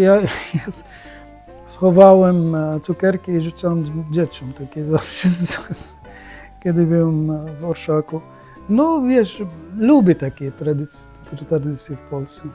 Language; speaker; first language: Polish; non-native, learner; Arabic